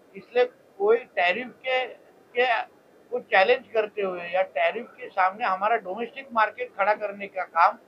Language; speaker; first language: Hindi; non-native, local second language; Marathi